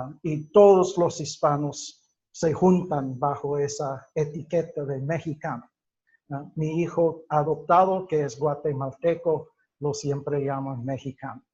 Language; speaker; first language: Spanish; non-native, fluent; English